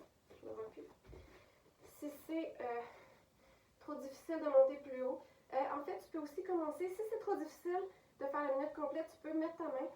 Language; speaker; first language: French; native; French